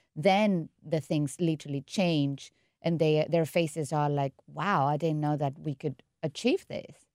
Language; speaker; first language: English; non-native, fluent; Spanish